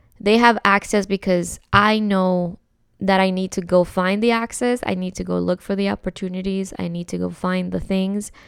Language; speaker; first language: English; early bilingual, other home language; Spanish